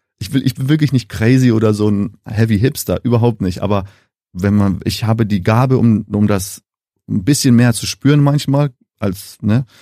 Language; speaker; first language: German; early bilingual, heritage; German